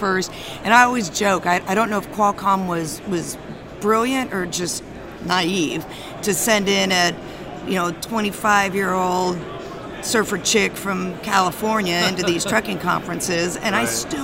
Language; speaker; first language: English; native; English